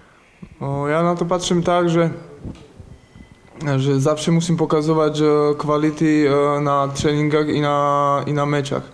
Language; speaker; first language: Polish; non-native, learner; Slovak